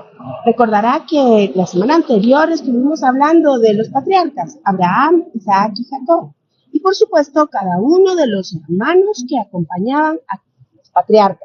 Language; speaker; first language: Spanish; native; Spanish